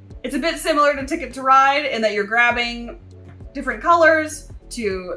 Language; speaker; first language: English; native; English